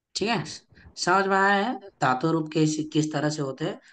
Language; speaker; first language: Hindi; non-native, local second language; Marathi